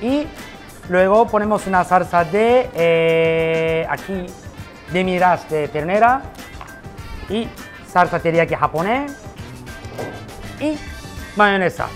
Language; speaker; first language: Spanish; non-native, learner; Japanese